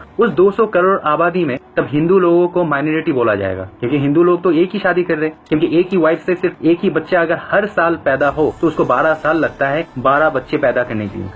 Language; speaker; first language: Hindi; non-native, fluent; Bangla